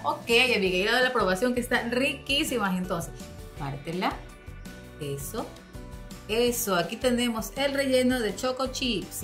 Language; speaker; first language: Spanish; native; Spanish